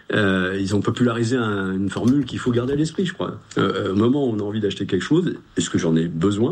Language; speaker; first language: French; native; French